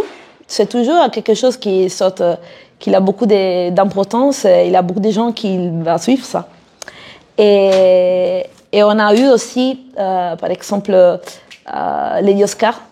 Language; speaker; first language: French; non-native, fluent; Italian